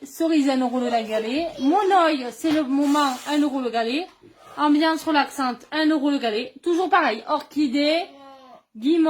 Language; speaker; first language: French; native; French